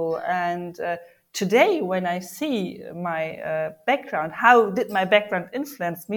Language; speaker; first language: English; non-native, fluent; German